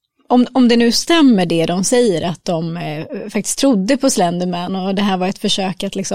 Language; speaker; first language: Swedish; native; Swedish